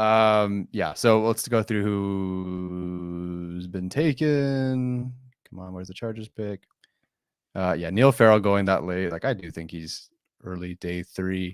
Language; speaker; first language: English; native; English